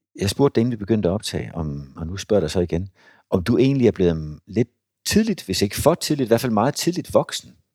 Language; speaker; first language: Danish; native; Danish